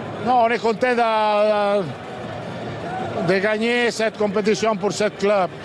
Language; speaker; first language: French; non-native, learner; Italian